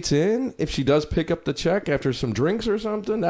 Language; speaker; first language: English; native; English